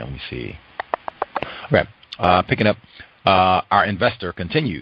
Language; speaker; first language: English; native; English